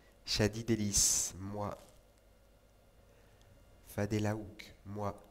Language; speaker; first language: French; native; French